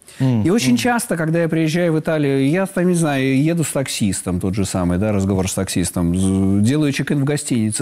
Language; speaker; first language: Russian; native; Russian